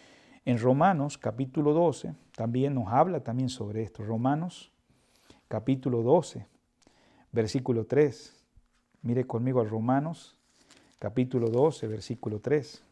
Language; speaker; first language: Spanish; native; Spanish